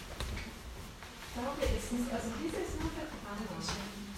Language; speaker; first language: German; non-native, fluent; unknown